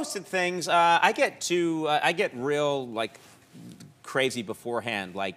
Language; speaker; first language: English; native; English